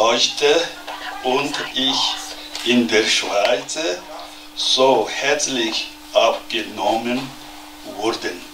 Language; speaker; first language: German; non-native, learner; Tibetan